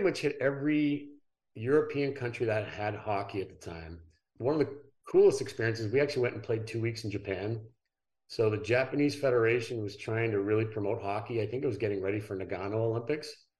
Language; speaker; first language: English; native; English